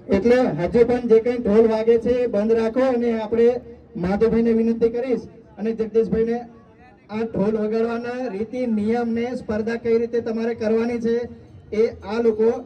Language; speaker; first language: Gujarati; non-native, local second language; Rathawi